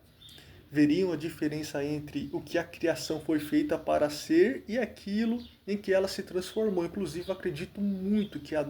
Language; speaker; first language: Portuguese; native; Portuguese